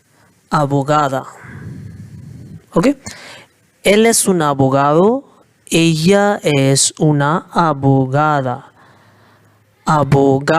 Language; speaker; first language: Spanish; non-native, fluent; Hindi